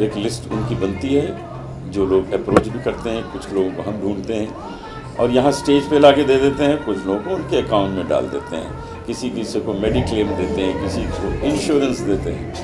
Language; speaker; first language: Hindi; native; Hindi